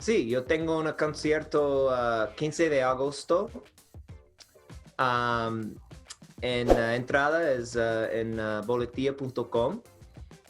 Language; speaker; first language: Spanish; non-native, learner; English